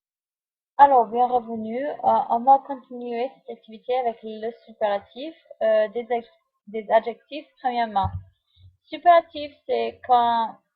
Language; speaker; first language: French; non-native, fluent; English